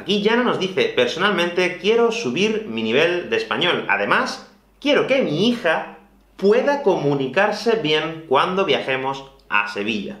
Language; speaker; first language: Spanish; native; Spanish